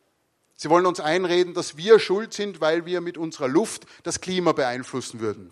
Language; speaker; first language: German; native; German